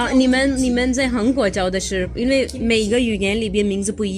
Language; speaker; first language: Chinese; non-native, fluent; Urdu